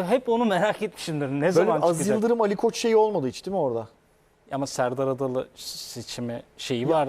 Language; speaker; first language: Turkish; native; Turkish